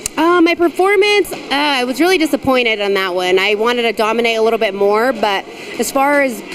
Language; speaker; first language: English; native; English